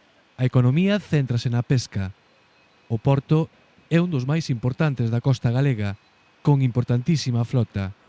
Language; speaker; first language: Galician; native; Galician